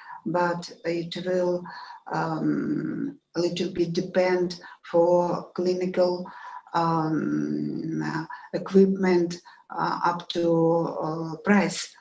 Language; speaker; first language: English; non-native, learner; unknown